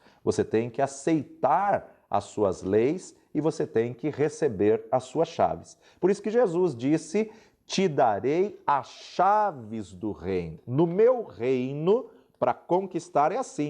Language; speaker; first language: Portuguese; native; Portuguese